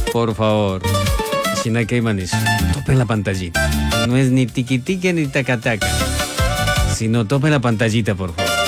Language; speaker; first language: Spanish; non-native, local second language; Quechua